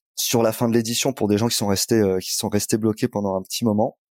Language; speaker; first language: French; native; French